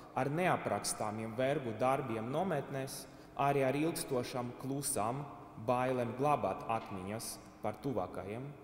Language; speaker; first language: Latvian; non-native, local second language; Russian